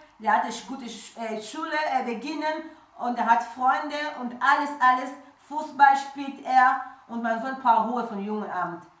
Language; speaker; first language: German; non-native, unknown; French